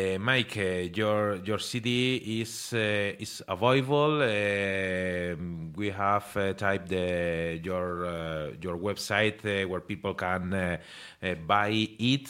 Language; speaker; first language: English; non-native, learner; Spanish